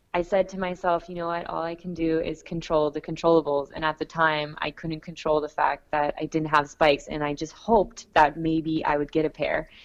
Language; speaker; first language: English; native; English